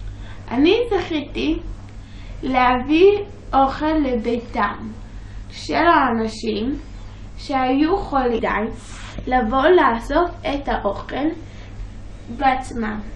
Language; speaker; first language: Hebrew; early bilingual, other home language; English